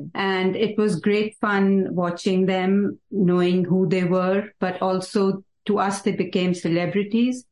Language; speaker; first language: English; non-native, local second language; Hindi